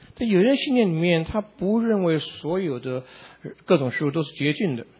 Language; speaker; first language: Chinese; native; Chinese